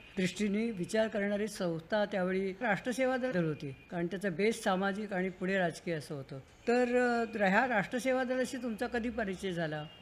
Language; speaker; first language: Marathi; native; Marathi